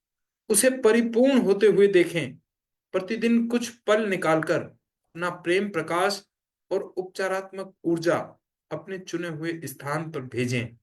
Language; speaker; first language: Hindi; native; Hindi